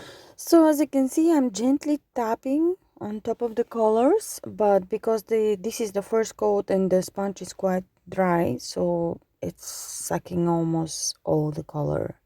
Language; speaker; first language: English; non-native, fluent; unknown